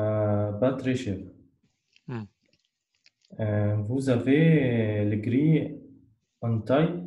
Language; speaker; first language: French; non-native, learner; Arabic